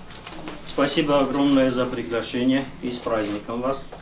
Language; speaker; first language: Russian; non-native, fluent; Armenian